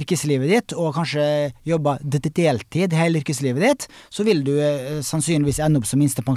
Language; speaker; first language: Norwegian; native; Norwegian